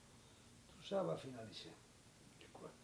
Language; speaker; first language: French; non-native, learner; Spanish